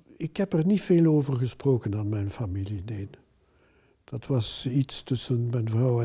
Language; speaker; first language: Dutch; non-native, local second language; French